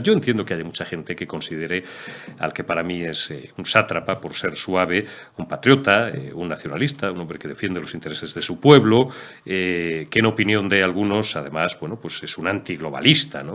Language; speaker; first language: Spanish; native; Spanish